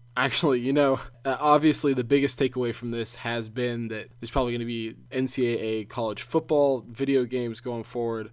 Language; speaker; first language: English; native; English